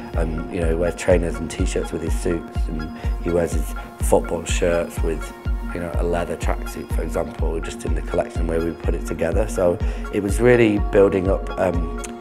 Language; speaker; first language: English; native; English